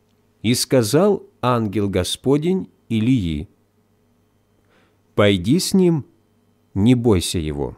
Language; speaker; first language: Russian; native; Russian